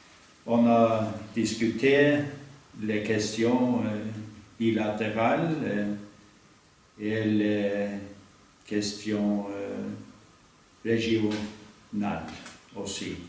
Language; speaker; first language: French; non-native, fluent; Norwegian